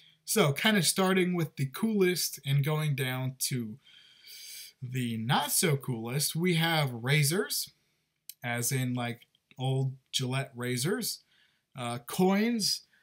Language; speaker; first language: English; native; English